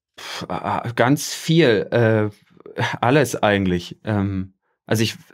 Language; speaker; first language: German; native; German